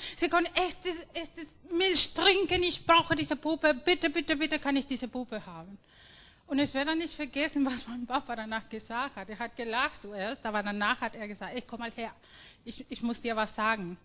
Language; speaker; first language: German; non-native, fluent; Spanish